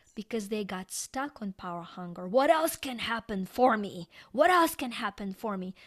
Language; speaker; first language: English; non-native, fluent; Ukrainian